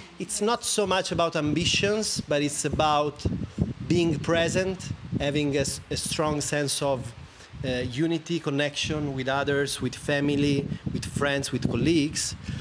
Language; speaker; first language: English; non-native, fluent; Italian